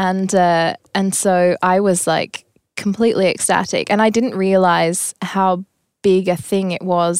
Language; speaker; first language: English; native; English